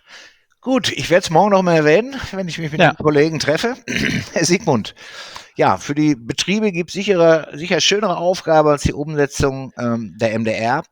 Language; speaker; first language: German; native; German